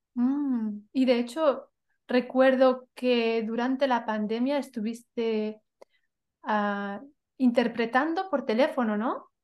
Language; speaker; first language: Spanish; native; Spanish